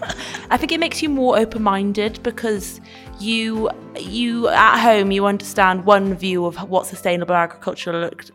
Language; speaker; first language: English; native; English